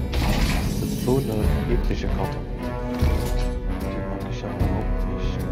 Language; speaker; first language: German; native; German